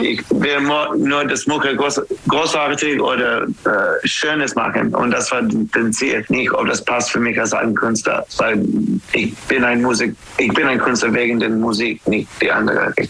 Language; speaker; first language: German; non-native, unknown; English